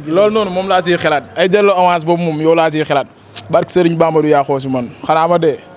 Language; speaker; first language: Wolof; native; Wolof